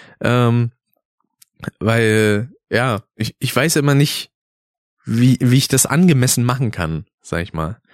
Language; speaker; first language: German; native; German